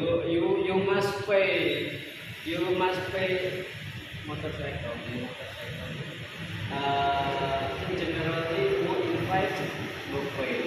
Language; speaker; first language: English; non-native, learner; Indonesian